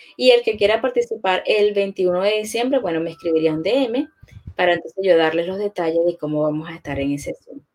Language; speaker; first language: Spanish; native; Spanish